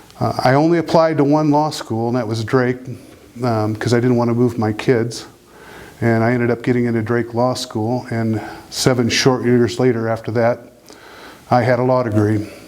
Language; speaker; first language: English; native; English